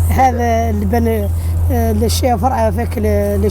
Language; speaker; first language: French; non-native, learner; Arabic